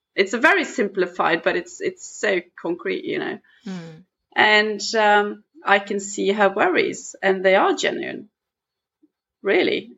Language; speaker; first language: English; non-native, fluent; Norwegian